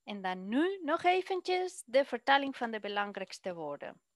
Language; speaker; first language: Dutch; non-native, fluent; Spanish